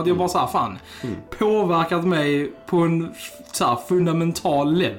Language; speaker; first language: Swedish; native; Swedish